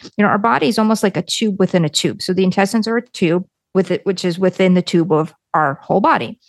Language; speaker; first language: English; early bilingual, other home language; Lithuanian